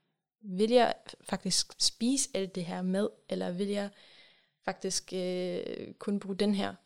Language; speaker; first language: Danish; non-native, fluent; German